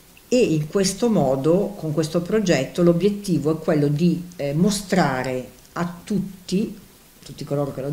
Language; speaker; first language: Italian; native; Italian